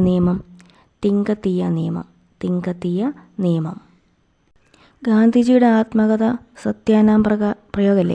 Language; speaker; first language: Malayalam; native; Malayalam